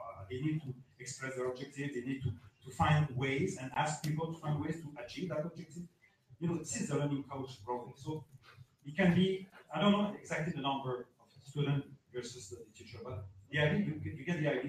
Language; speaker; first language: English; non-native, fluent; French